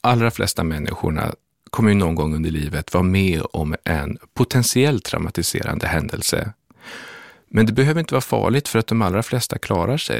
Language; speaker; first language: Swedish; native; Swedish